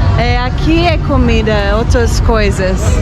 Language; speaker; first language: Portuguese; non-native, fluent; English